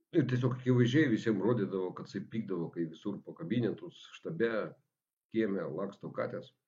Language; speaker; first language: Lithuanian; non-native, local second language; Russian